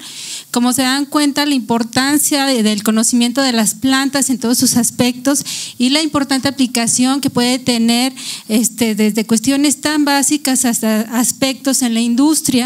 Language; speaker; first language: Spanish; native; Spanish